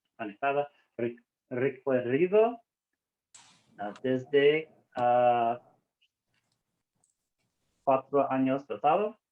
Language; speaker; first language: Spanish; non-native, learner; English